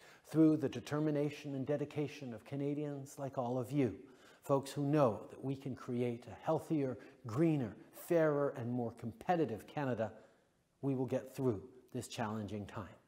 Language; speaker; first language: English; early bilingual, other home language; French